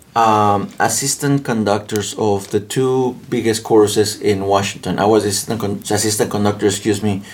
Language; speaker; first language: English; non-native, fluent; Spanish